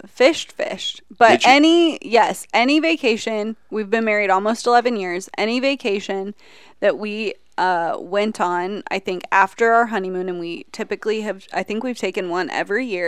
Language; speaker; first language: English; native; English